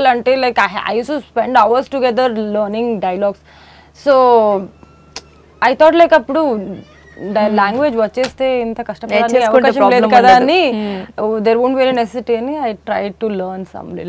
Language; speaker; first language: Telugu; non-native, fluent; Kannada